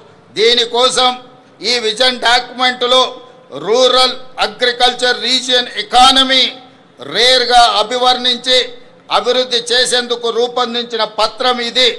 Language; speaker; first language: Telugu; native; Telugu